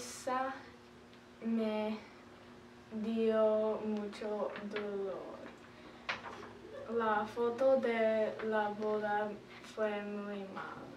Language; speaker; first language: Spanish; non-native, learner; English